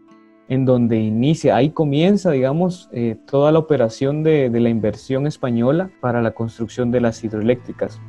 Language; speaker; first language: Spanish; native; Spanish